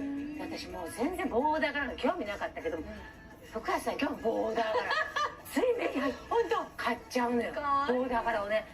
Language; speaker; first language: Japanese; native; Japanese